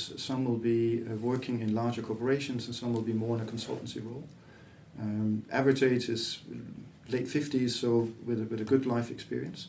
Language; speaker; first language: English; non-native, fluent; Danish